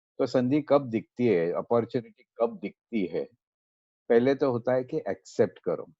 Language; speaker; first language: Hindi; non-native, local second language; Marathi